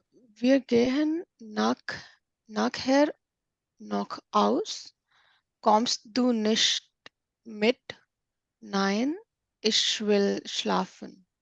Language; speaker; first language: German; non-native, learner; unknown